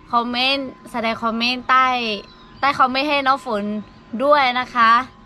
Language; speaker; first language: Thai; non-native, local second language; Lahu